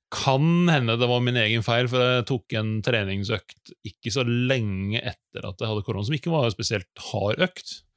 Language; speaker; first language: Norwegian; native; Norwegian